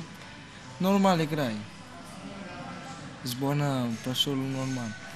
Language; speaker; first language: Russian; non-native, learner; Portuguese